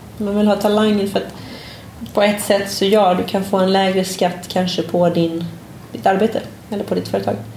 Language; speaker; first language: Swedish; native; Swedish